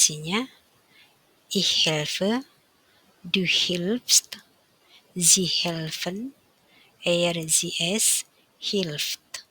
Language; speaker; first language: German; non-native, fluent; Indonesian